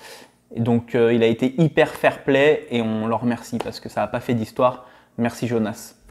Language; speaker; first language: French; native; French